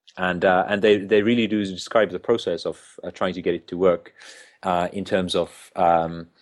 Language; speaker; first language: English; non-native, fluent; Finnish